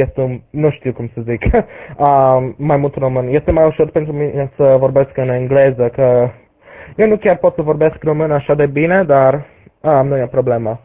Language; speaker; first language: Romanian; early bilingual, heritage; English